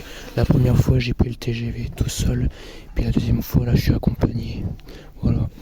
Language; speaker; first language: French; native; French